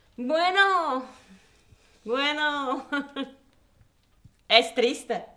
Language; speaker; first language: Spanish; non-native, learner; Polish